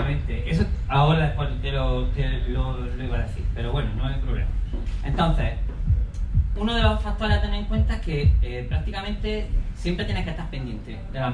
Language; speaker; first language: Spanish; native; Spanish